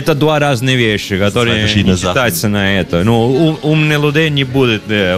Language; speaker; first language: Russian; non-native, learner; Italian